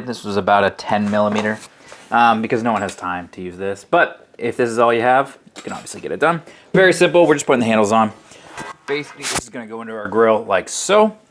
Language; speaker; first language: English; native; English